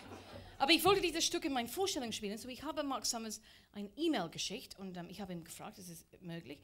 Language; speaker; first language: German; non-native, fluent; English